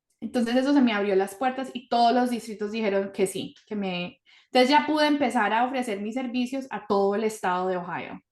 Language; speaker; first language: Spanish; early bilingual, heritage; Spanish